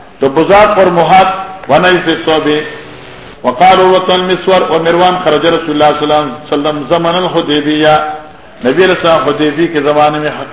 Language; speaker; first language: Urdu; non-native, local second language; Pashto